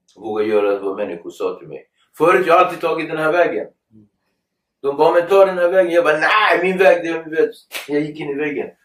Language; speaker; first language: Swedish; early bilingual, other home language; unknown